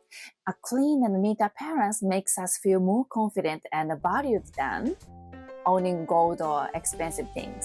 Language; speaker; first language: English; non-native, fluent; Japanese